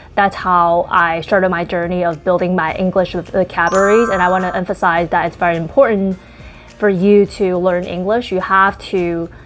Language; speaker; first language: English; early bilingual, other home language; Chinese